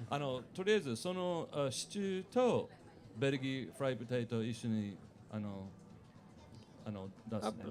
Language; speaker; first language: Japanese; non-native, learner; English